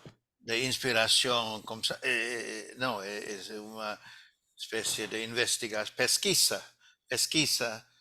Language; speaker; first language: Portuguese; non-native, fluent; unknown